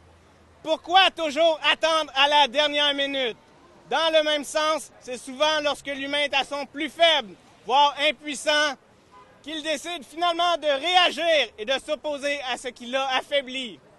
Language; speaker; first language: French; native; French